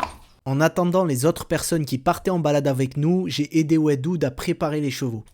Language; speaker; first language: French; native; French